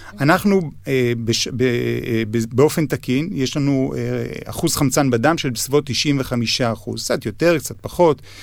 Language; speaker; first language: Hebrew; native; Hebrew